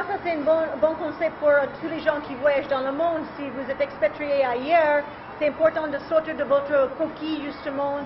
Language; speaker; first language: French; non-native, fluent; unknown